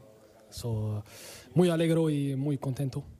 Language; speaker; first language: Spanish; non-native, learner; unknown